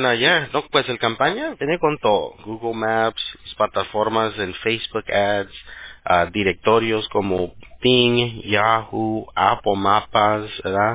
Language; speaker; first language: Spanish; early bilingual, heritage; Spanish